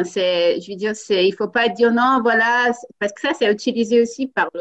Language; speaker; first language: French; non-native, fluent; Portuguese